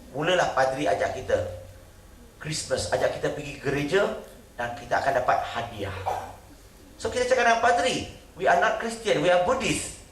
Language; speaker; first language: Malay; non-native, local second language; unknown